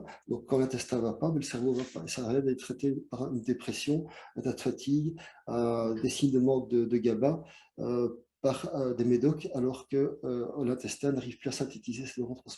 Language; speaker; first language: French; native; French